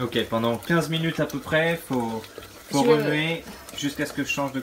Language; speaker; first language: French; native; French